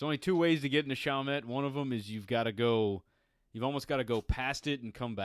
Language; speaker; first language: English; native; English